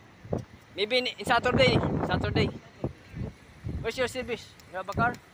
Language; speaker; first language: English; non-native, learner; Filipino